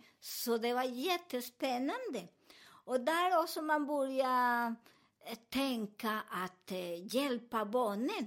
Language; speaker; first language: Swedish; non-native, learner; Spanish